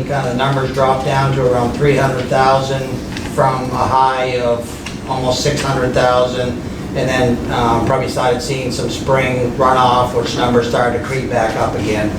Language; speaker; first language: English; native; English